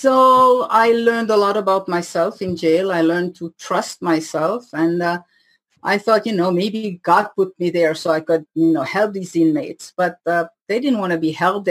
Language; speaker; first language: English; non-native, fluent; French